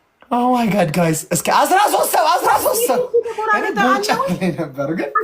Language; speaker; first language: Amharic; native; Amharic